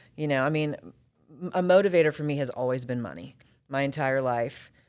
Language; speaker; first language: English; native; English